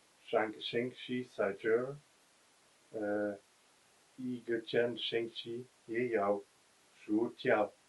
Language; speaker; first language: Chinese; non-native, learner; Dutch